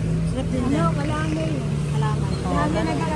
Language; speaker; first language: Filipino; non-native, local second language; Cebuano